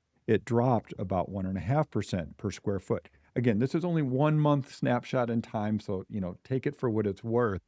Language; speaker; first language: English; native; English